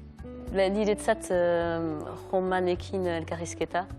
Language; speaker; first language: Basque; non-native, local second language; French